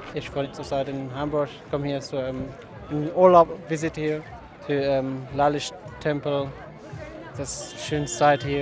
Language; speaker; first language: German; non-native, learner; Kurdish